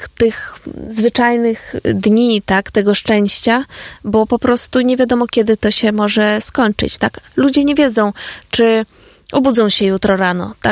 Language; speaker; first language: Polish; non-native, fluent; Ukrainian